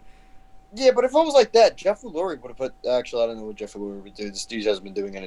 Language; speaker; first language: English; native; English